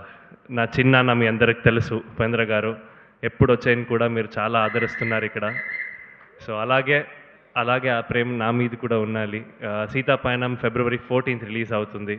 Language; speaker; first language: Telugu; non-native, learner; Kannada